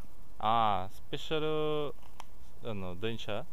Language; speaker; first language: Japanese; non-native, learner; Russian